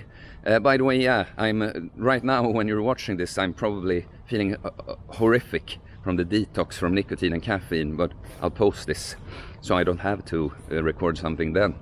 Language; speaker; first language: English; non-native, fluent; Swedish